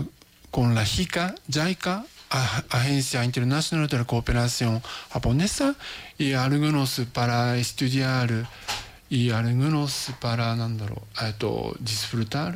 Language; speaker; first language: Spanish; non-native, learner; Japanese